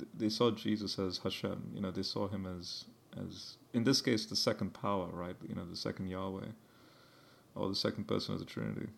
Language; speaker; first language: English; early bilingual, heritage; English